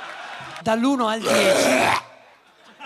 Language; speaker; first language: Italian; native; Italian